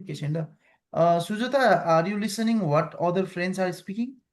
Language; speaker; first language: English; non-native, fluent; Nepali